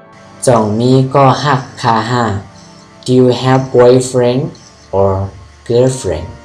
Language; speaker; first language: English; non-native, learner; Shan